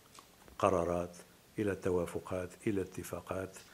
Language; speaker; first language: Arabic; native; Arabic